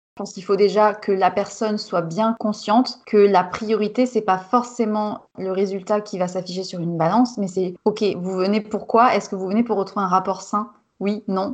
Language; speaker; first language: French; native; French